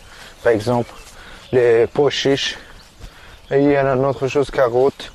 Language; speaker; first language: French; non-native, learner; Persian